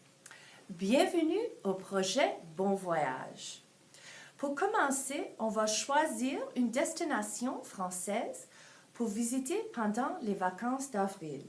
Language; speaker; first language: French; non-native, fluent; English